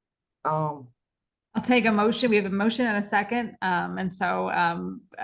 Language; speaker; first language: English; native; English